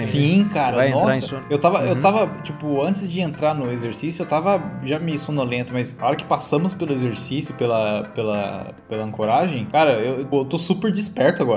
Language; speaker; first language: Portuguese; native; Portuguese